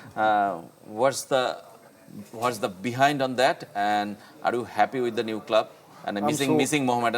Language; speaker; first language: English; non-native, learner; Bangla